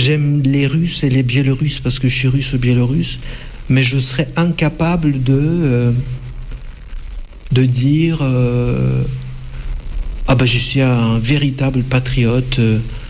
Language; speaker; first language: French; non-native, fluent; Russian